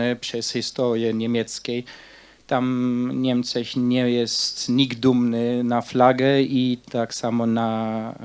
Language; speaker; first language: Polish; non-native, fluent; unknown